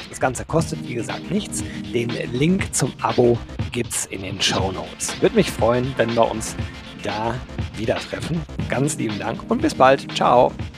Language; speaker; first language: German; native; German